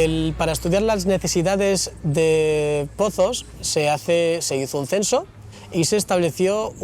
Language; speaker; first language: Spanish; native; Spanish